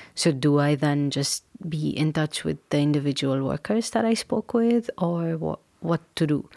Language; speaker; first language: English; non-native, local second language; Urdu